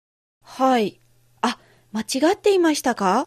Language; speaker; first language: Japanese; non-native, fluent; Chinese